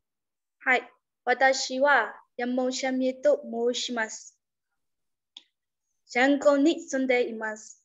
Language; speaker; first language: Japanese; non-native, learner; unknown